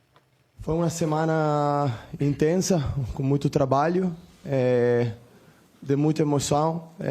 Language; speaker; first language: Portuguese; non-native, fluent; Italian